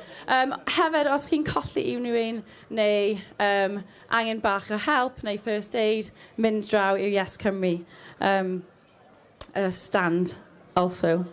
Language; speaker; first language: Welsh; non-native, learner; English